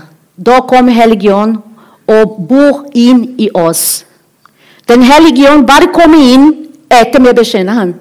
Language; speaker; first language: Norwegian; non-native, learner; Portuguese